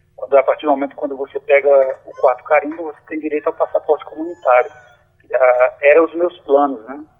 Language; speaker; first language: Portuguese; native; Portuguese